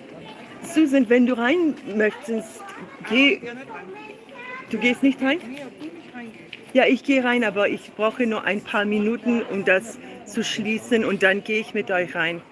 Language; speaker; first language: German; non-native, learner; English